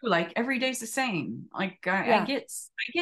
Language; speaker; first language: English; native; English